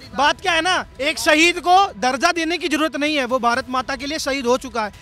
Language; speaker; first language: Hindi; native; Hindi